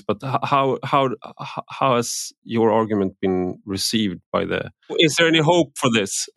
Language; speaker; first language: English; non-native, fluent; Swedish